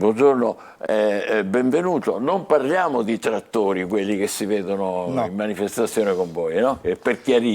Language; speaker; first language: Italian; native; Italian